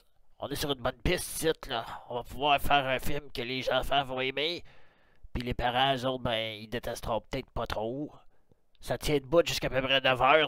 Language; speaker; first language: French; native; French